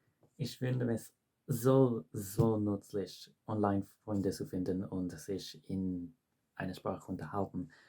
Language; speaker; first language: German; non-native, fluent; English